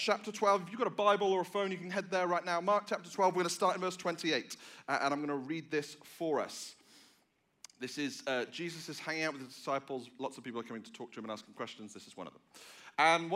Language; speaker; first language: English; native; English